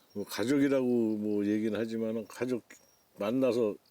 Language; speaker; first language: Korean; native; Korean